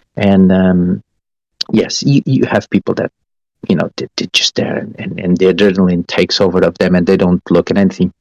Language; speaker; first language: English; non-native, fluent; Portuguese